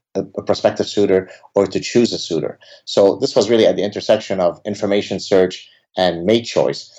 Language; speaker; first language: English; early bilingual, other home language; Arabic